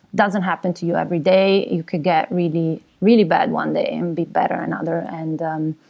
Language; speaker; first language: English; non-native, fluent; Italian